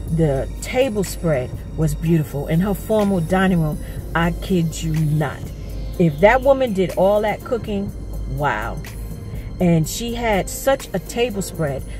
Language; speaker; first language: English; native; English